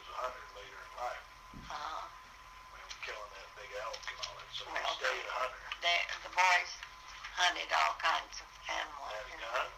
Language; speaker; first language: English; native; English